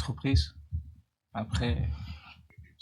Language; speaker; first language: French; non-native, learner; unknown